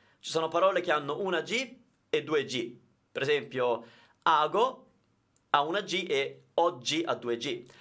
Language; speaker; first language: Italian; native; Italian